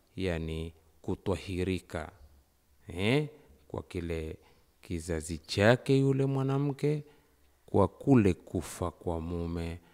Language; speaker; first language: Swahili; native; Swahili